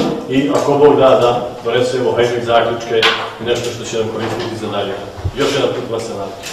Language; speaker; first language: Bosnian; native; Bosnian